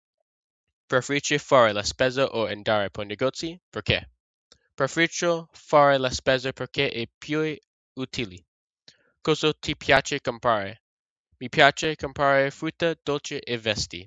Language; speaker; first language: Italian; non-native, learner; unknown